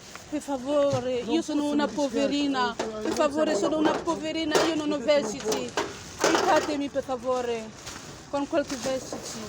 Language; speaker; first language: Italian; non-native, learner; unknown